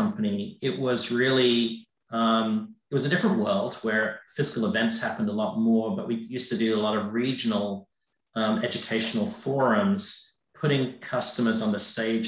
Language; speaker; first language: English; native; English